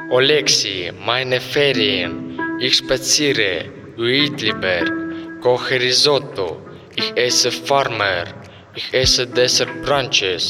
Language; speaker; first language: German; non-native, learner; Ukrainian